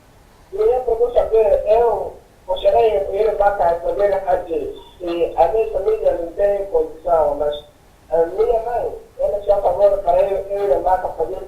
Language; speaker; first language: Portuguese; non-native, local second language; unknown